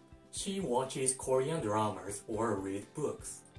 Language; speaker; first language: English; non-native, fluent; Japanese